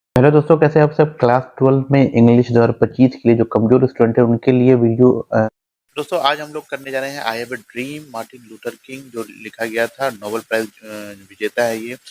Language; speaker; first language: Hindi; native; Hindi